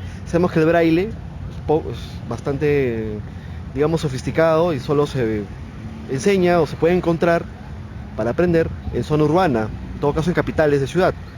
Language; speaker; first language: Spanish; native; Spanish